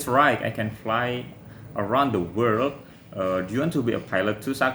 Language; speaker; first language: English; non-native, fluent; Indonesian